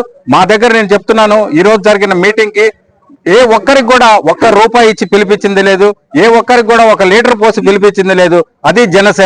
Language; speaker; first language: Telugu; native; Telugu